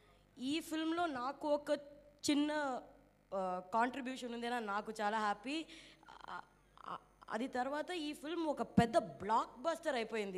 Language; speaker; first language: Telugu; non-native, fluent; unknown